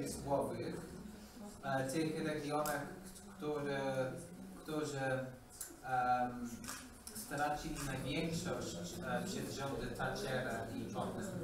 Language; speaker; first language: Polish; non-native, learner; English